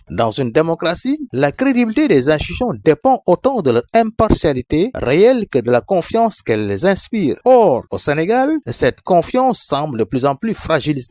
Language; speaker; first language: French; non-native, local second language; Wolof